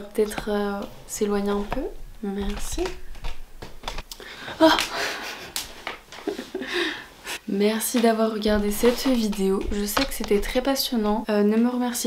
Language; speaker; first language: French; native; French